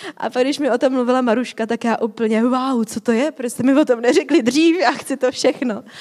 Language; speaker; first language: Czech; native; Czech